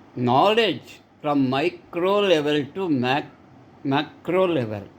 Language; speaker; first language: English; non-native, local second language; Telugu